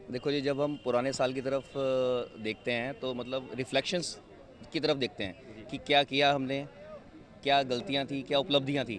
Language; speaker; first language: Hindi; non-native, local second language; Punjabi